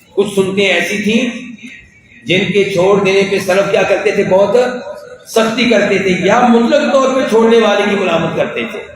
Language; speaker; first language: Urdu; non-native, local second language; Punjabi